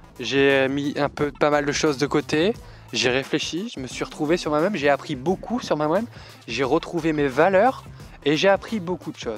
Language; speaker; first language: French; native; French